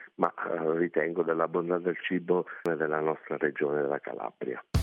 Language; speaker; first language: Italian; native; Italian